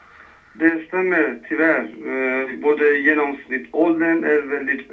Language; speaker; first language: Swedish; non-native, fluent; Persian